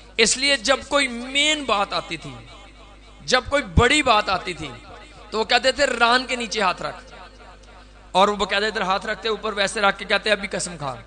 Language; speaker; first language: Urdu; non-native, local second language; Punjabi